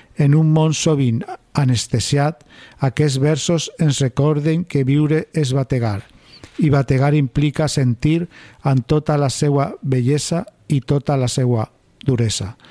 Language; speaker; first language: Catalan; non-native, local second language; Spanish